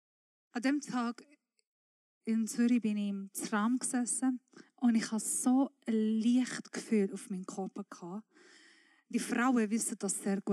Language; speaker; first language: German; non-native, fluent; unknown